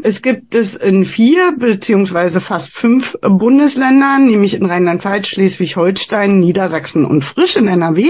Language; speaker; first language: German; native; German